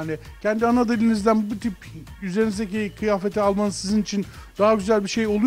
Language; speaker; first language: Turkish; native; Turkish